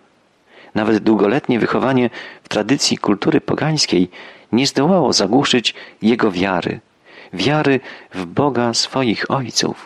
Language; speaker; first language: Polish; native; Polish